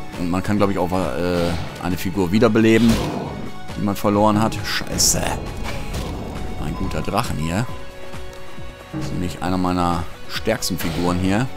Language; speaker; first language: German; native; German